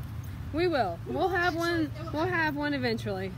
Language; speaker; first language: English; native; English